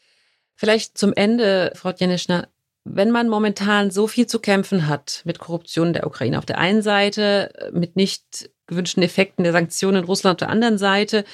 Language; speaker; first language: German; native; German